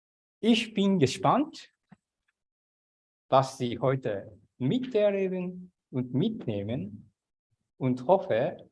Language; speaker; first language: German; non-native, fluent; Japanese